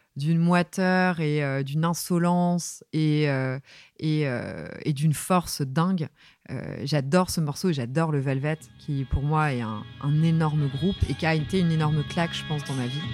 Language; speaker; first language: French; native; French